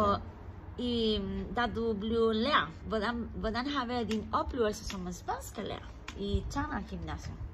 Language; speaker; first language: Danish; non-native, learner; Spanish